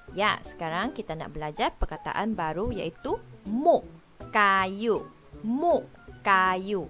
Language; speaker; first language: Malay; non-native, local second language; Chinese